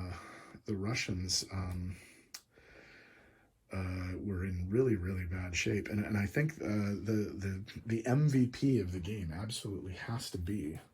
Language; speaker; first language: English; native; English